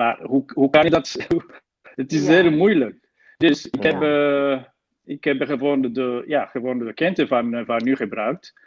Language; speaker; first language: Dutch; non-native, fluent; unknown